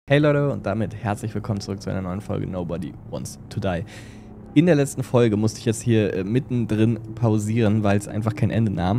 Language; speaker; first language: German; native; German